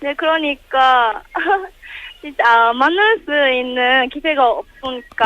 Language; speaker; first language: Korean; non-native, learner; Japanese